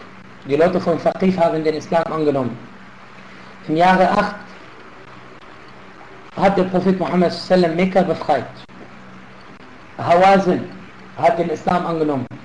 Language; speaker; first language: German; non-native, fluent; Arabic